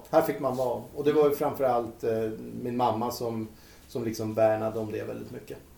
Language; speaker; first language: Swedish; native; Swedish